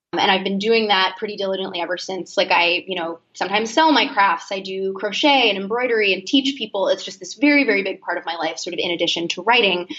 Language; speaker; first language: English; native; English